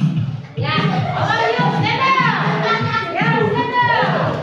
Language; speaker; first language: English; non-native, learner; Indonesian